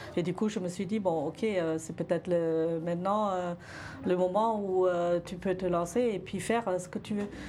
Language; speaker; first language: French; non-native, fluent; German